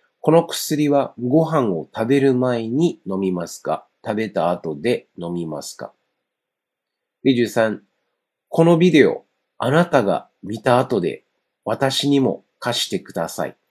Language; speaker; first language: Japanese; non-native, fluent; Chinese